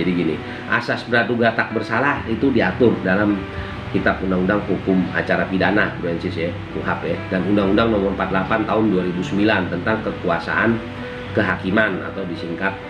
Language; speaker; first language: Indonesian; native; Indonesian